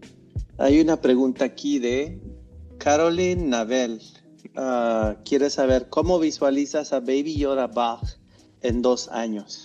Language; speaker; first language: Spanish; non-native, fluent; English